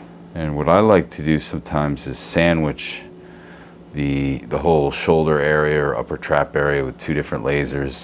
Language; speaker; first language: English; native; English